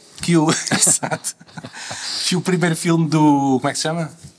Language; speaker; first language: Portuguese; native; Portuguese